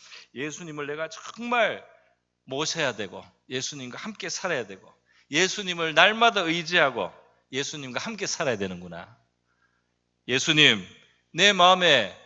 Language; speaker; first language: Korean; native; Korean